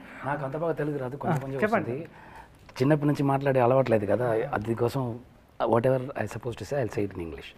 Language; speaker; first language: Telugu; non-native, learner; Tamil